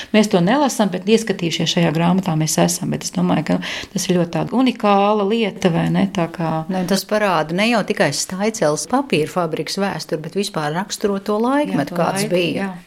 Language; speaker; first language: Latvian; native; Latvian